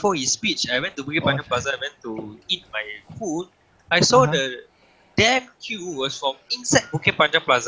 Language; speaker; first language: English; native; English